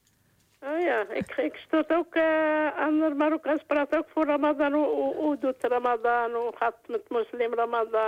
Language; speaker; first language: Dutch; non-native, learner; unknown